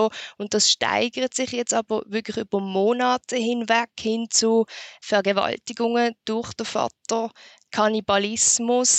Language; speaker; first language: German; native; German